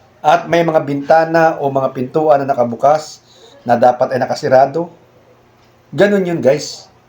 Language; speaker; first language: Filipino; native; Filipino